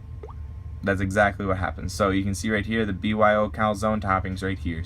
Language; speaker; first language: English; native; English